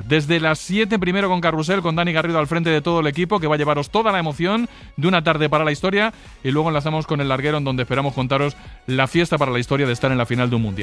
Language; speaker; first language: Spanish; native; Spanish